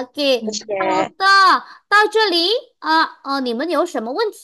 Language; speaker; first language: Chinese; non-native, fluent; Indonesian